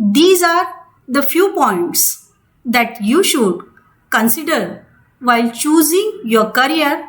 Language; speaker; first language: English; non-native, local second language; Marathi